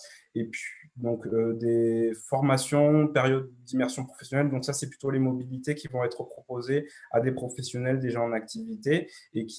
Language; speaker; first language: French; native; French